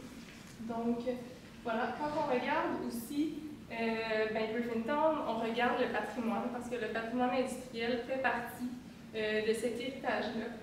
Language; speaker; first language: French; native; French